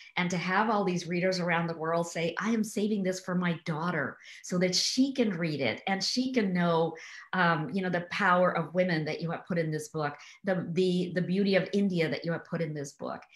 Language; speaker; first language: English; early bilingual, other home language; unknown